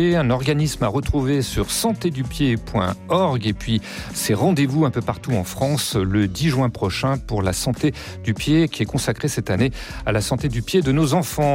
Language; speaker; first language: French; native; French